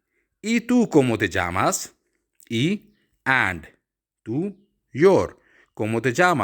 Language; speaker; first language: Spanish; non-native, fluent; Urdu